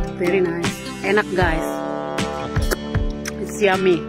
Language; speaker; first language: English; non-native, learner; Indonesian